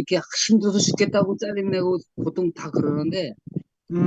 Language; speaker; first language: Korean; native; Korean